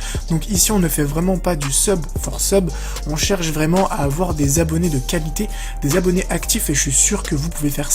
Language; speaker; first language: French; native; French